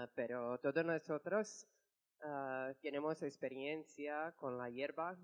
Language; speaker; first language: Spanish; non-native, fluent; Serbian